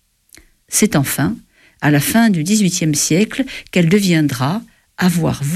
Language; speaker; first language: French; native; French